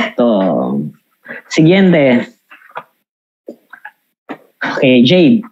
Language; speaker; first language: Spanish; non-native, fluent; Filipino